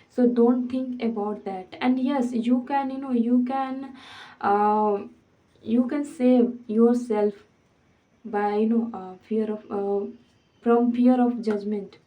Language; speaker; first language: English; non-native, fluent; Hindi